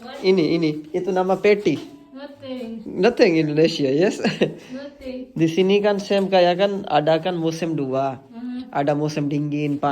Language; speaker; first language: Indonesian; non-native, learner; Urdu